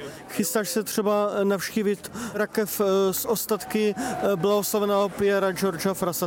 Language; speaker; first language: Czech; native; Czech